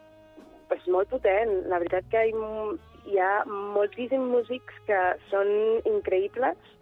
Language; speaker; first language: Catalan; non-native, learner; Spanish